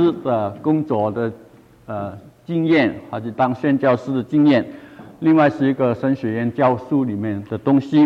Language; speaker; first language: Chinese; non-native, local second language; Cantonese